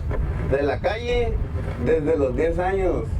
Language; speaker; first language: Spanish; native; Spanish